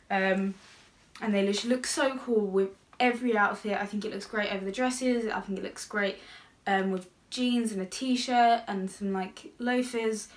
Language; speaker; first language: English; native; English